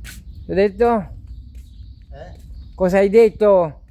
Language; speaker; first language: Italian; non-native, learner; Filipino